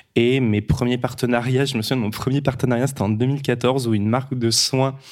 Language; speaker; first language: French; native; French